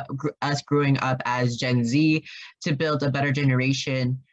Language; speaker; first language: English; native; English